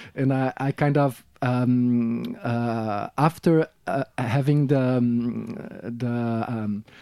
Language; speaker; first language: English; non-native, fluent; Portuguese